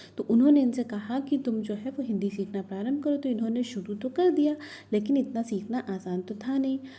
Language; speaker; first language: Hindi; native; Hindi